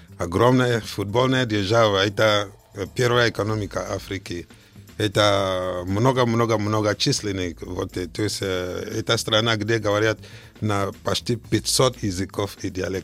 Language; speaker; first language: Russian; non-native, fluent; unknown